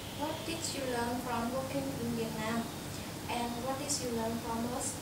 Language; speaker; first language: English; non-native, learner; Vietnamese